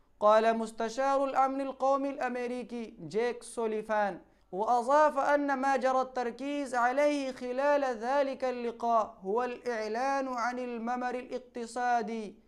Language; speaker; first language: Arabic; non-native, fluent; Urdu